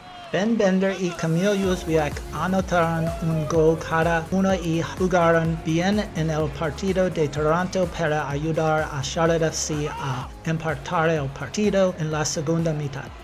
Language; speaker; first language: Spanish; non-native, learner; English